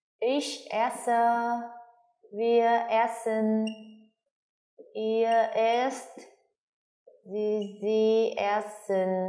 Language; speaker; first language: German; non-native, fluent; Vietnamese